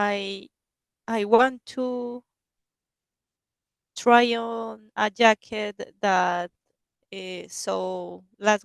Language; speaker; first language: English; non-native, learner; Spanish